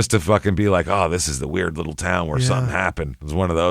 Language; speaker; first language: English; native; English